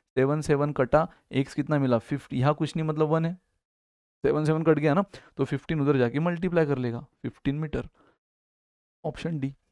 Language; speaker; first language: Hindi; native; Hindi